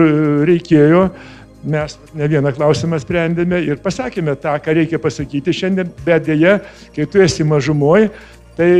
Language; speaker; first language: Lithuanian; native; Lithuanian